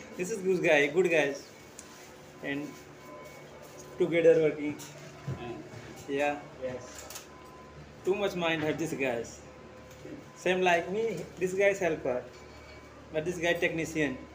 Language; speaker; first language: English; non-native, learner; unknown